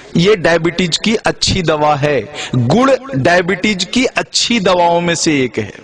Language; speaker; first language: Hindi; native; Hindi